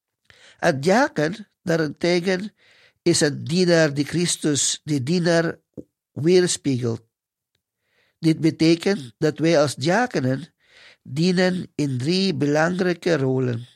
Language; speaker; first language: Dutch; non-native, fluent; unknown